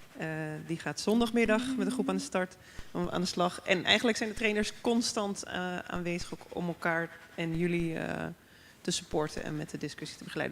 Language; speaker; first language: Dutch; native; Dutch